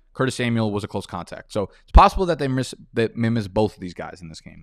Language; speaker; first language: English; native; English